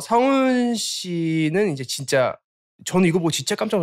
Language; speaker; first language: Korean; early bilingual, heritage; Korean